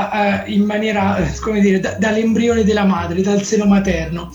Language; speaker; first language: Italian; native; Italian